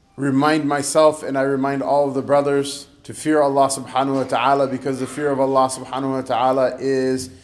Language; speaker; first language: English; native; English